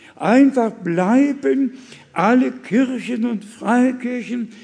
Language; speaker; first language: German; native; German